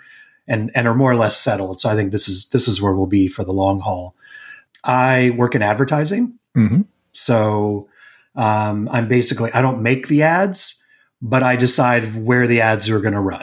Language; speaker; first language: English; native; English